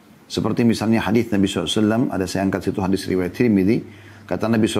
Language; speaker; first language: Indonesian; native; Indonesian